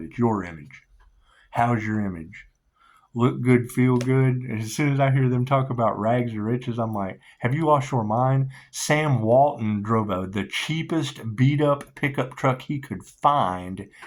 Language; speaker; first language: English; native; English